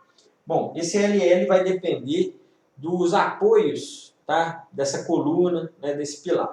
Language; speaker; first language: Portuguese; native; Portuguese